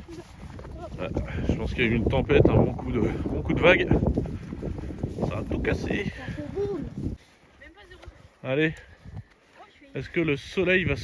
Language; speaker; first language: French; native; French